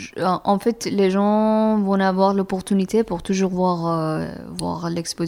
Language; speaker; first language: French; non-native, fluent; Persian